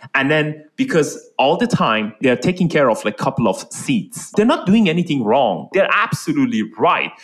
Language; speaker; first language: English; non-native, fluent; Persian